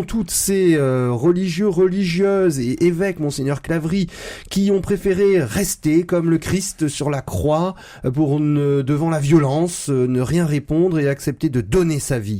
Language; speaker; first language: French; native; French